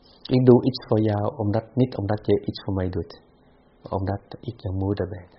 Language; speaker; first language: Dutch; non-native, fluent; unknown